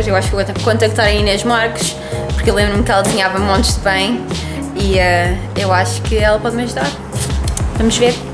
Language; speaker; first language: Portuguese; early bilingual, heritage; Portuguese